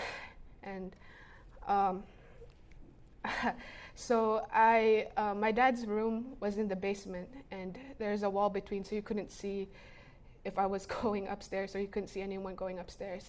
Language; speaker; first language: English; early bilingual, other home language; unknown